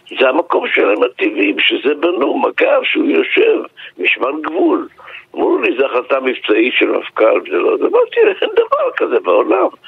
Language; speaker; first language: Hebrew; native; Hebrew